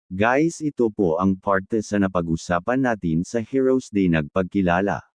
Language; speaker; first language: Filipino; non-native, local second language; Bikol